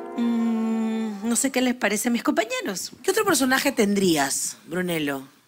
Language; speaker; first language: Spanish; native; Spanish